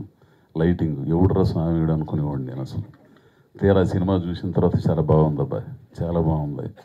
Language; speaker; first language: Telugu; native; Telugu